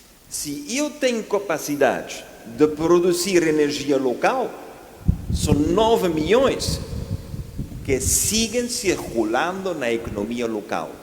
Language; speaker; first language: Portuguese; non-native, fluent; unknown